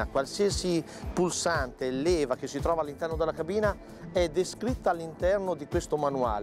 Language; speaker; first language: Italian; native; Italian